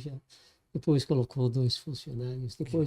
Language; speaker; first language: Portuguese; non-native, learner; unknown